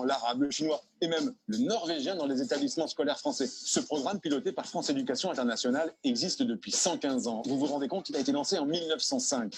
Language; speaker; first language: French; native; French